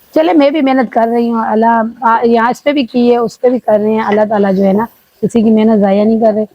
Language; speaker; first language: Urdu; non-native, local second language; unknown